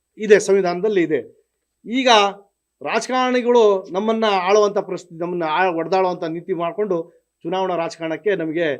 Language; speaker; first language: Kannada; non-native, local second language; Lambadi